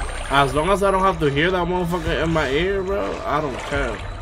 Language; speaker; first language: English; early bilingual, other home language; Spanish